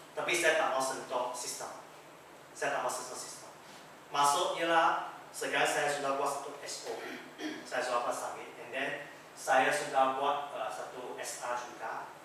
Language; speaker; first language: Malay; non-native, local second language; Chinese